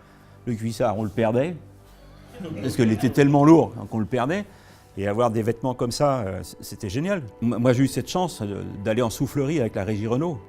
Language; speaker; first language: French; native; French